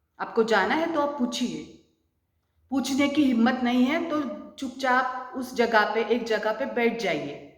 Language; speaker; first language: Hindi; non-native, local second language; Marathi